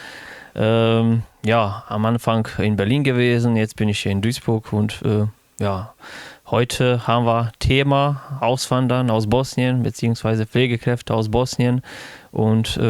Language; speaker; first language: German; non-native, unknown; Bosnian